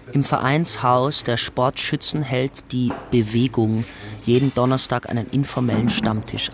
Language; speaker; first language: German; native; German